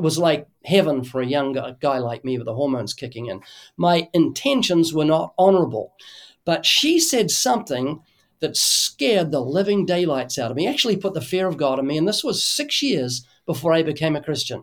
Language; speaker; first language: English; native; English